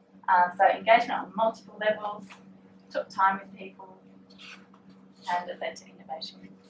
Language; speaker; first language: English; native; English